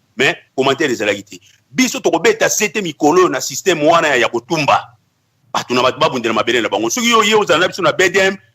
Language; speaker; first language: Lingala; non-native, local second language; Kongo